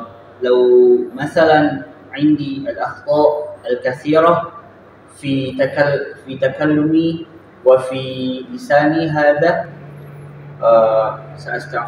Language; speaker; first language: Arabic; non-native, learner; Indonesian